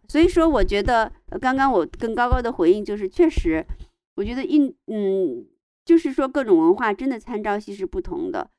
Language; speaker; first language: Chinese; native; Chinese